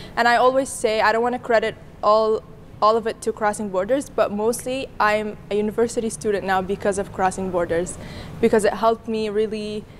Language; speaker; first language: English; non-native, fluent; Kurdish